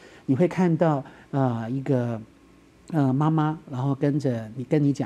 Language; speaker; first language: Chinese; native; Chinese